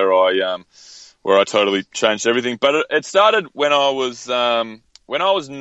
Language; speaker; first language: English; native; English